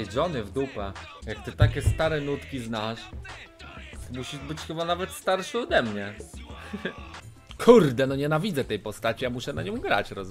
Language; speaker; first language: Polish; native; Polish